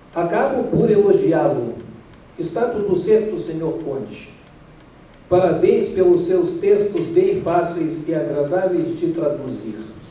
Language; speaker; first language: Portuguese; non-native, fluent; Russian